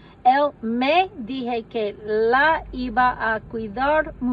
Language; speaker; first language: Spanish; non-native, learner; English